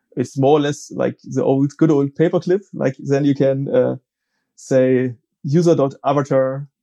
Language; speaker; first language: English; non-native, fluent; German